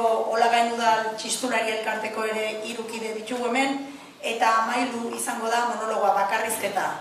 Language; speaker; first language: Basque; native; Basque